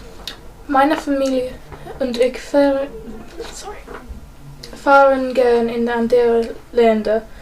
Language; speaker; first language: German; non-native, learner; English